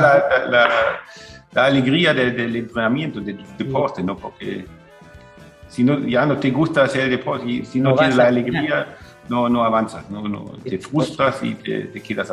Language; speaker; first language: Spanish; non-native, fluent; German